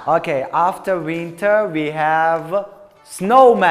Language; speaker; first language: English; non-native, learner; Tajik